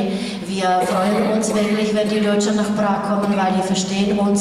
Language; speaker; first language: German; non-native, fluent; Czech